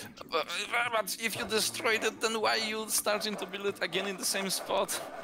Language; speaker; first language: English; non-native, fluent; Polish